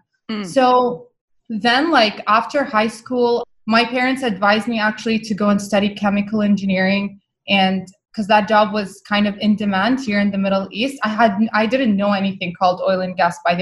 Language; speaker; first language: English; non-native, fluent; Arabic